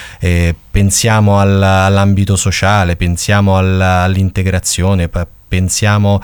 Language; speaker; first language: Italian; native; Italian